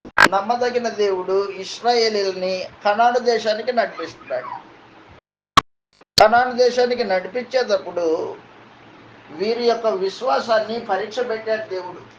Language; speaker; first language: Telugu; native; Telugu